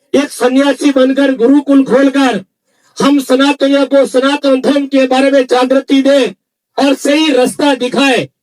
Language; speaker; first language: Hindi; non-native, local second language; Kannada